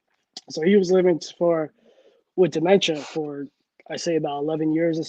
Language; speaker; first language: English; native; English